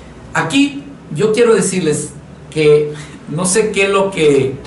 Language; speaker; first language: Spanish; native; Spanish